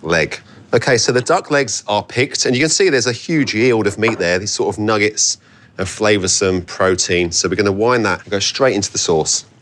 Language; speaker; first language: English; native; English